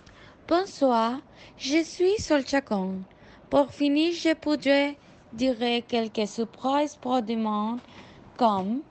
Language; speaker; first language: French; non-native, learner; Spanish